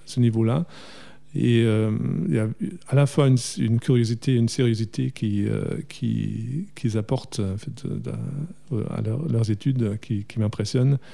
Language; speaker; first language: French; non-native, fluent; German